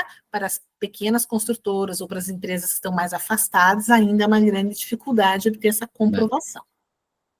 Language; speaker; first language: Portuguese; native; Portuguese